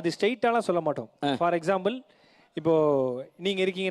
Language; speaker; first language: Tamil; native; Tamil